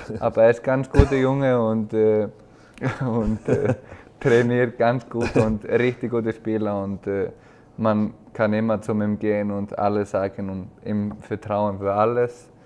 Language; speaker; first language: German; non-native, fluent; Icelandic